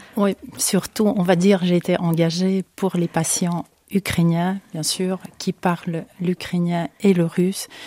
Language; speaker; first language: French; non-native, fluent; Ukrainian